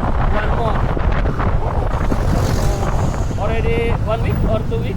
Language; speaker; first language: English; non-native, learner; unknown